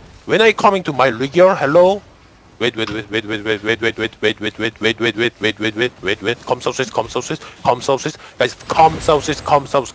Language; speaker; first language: English; non-native, learner; Korean